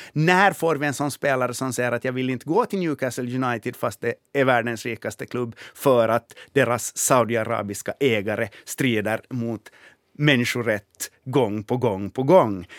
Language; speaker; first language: Swedish; native; Swedish